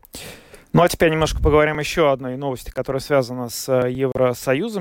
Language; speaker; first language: Russian; native; Russian